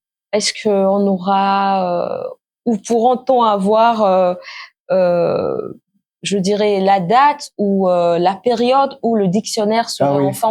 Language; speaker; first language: French; native; French